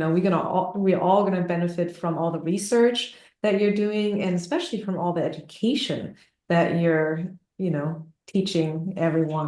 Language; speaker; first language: English; non-native, fluent; German